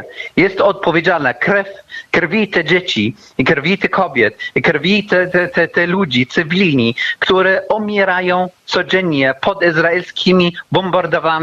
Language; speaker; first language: Polish; non-native, fluent; Arabic